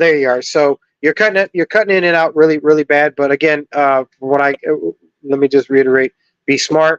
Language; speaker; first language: English; native; English